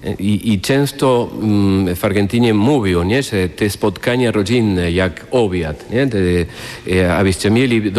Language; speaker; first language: Polish; non-native, fluent; Spanish